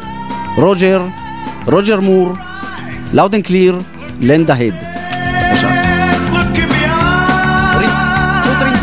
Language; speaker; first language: Hebrew; native; Hebrew